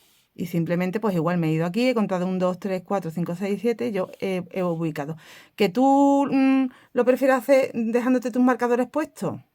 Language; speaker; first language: Spanish; native; Spanish